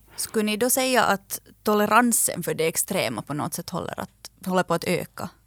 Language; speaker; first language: Swedish; native; Swedish